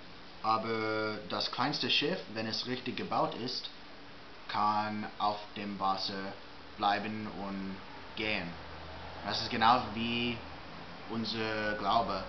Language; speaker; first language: German; non-native, learner; English